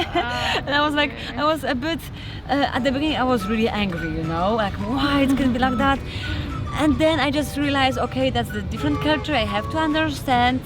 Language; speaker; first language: English; non-native, fluent; Polish